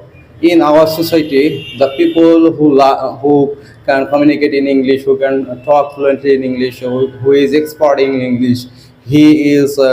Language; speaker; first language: English; non-native, learner; Bangla